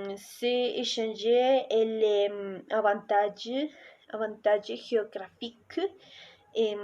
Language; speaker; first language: French; non-native, learner; Spanish